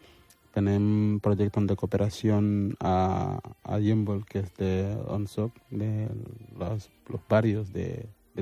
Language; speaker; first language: Catalan; non-native, fluent; Wolof